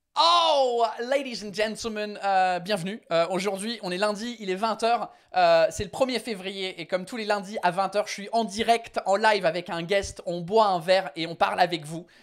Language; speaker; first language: French; non-native, fluent; English